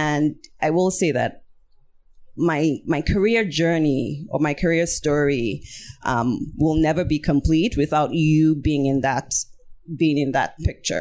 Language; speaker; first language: English; non-native, local second language; Yoruba